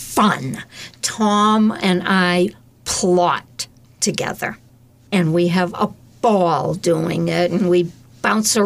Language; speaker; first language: English; native; English